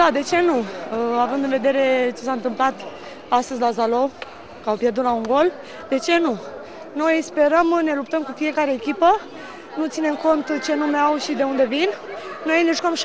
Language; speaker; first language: Romanian; native; Romanian